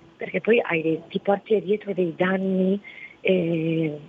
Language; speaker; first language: Italian; native; Italian